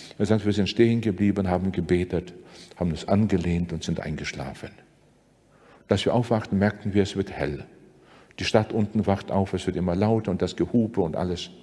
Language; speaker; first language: German; non-native, fluent; Latvian